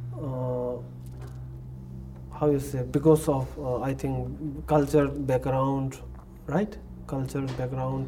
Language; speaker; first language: English; non-native, learner; Tibetan